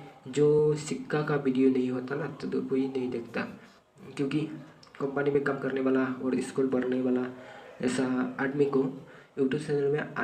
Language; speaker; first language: Hindi; non-native, local second language; Bodo